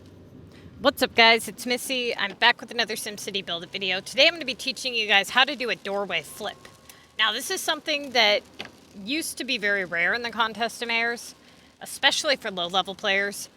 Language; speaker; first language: English; native; English